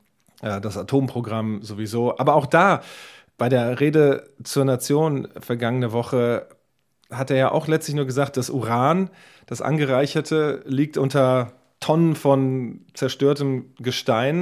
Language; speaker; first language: German; native; German